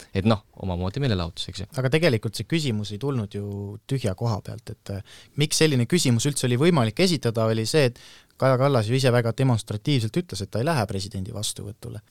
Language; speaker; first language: Estonian; native; Estonian